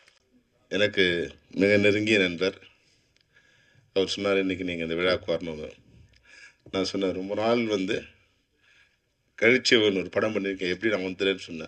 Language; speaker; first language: Tamil; native; Tamil